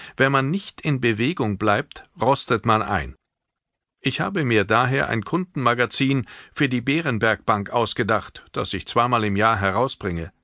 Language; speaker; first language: German; native; German